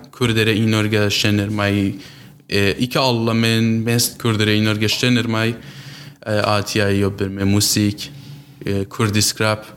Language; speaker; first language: Norwegian; non-native, learner; Central Kurdish